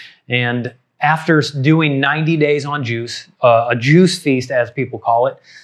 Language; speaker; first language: English; native; English